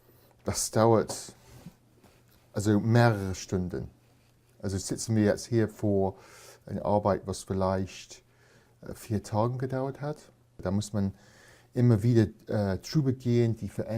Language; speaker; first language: German; non-native, fluent; English